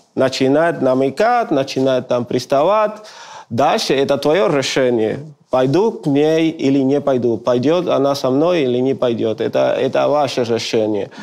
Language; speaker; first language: Russian; non-native, fluent; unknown